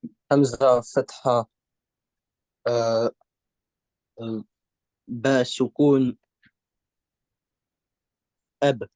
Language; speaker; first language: Arabic; non-native, learner; Estonian